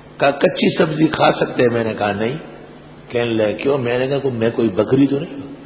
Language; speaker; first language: Urdu; non-native, local second language; Pashto